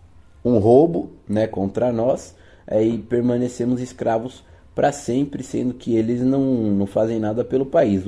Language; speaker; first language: Portuguese; native; Portuguese